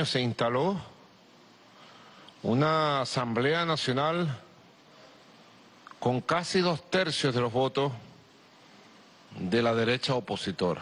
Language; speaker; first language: Spanish; native; Spanish